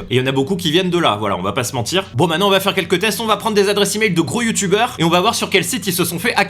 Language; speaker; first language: French; native; French